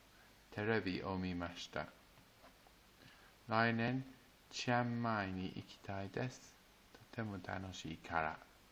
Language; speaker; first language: Japanese; non-native, fluent; English